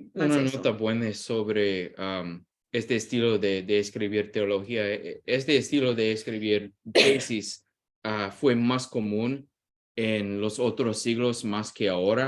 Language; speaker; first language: Spanish; non-native, fluent; English